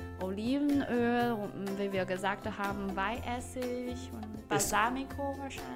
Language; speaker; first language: German; non-native, fluent; Chinese